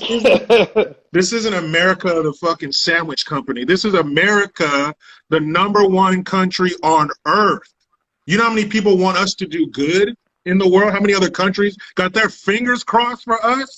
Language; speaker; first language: English; native; English